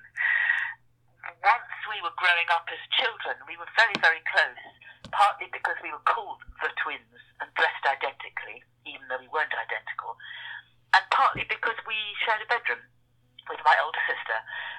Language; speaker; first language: English; native; English